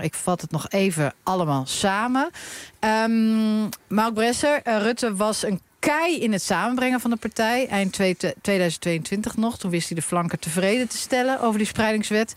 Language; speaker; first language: Dutch; native; Dutch